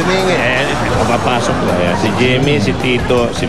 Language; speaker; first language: Filipino; native; Filipino